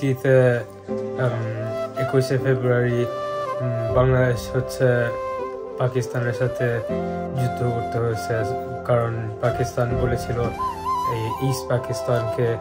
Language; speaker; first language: Bangla; early bilingual, heritage; Bangla